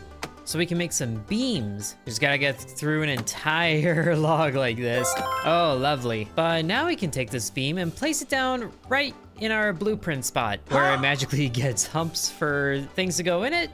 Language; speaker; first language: English; native; English